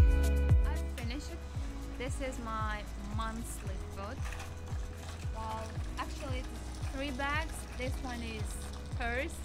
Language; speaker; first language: English; non-native, learner; Uzbek